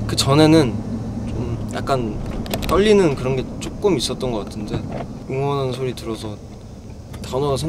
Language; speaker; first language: Korean; early bilingual, heritage; English